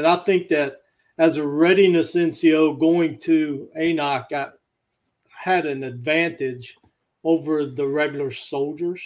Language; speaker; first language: English; native; English